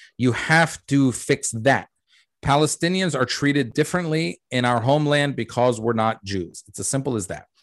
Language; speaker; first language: English; early bilingual, other home language; Arabic